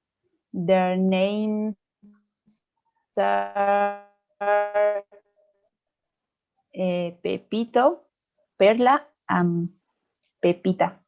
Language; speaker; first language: English; non-native, learner; Spanish